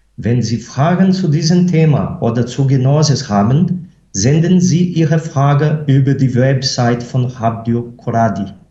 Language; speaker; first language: German; non-native, fluent; Portuguese